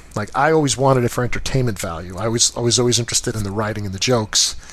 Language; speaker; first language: English; native; English